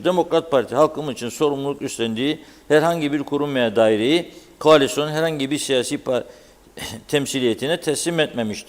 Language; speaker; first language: Turkish; native; Turkish